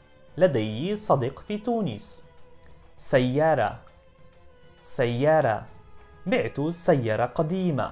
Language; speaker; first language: Arabic; non-native, fluent; Polish